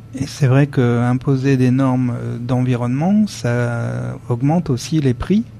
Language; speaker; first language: French; native; French